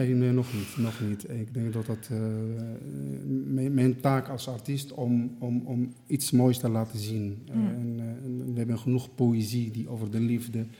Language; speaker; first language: Dutch; non-native, fluent; Arabic